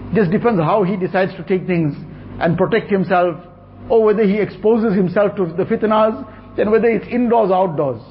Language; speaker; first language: English; native; English